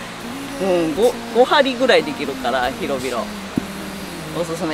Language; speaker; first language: Japanese; native; Japanese